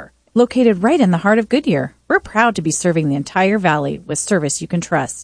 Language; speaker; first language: English; native; English